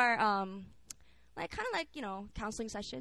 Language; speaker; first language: English; non-native, local second language; Korean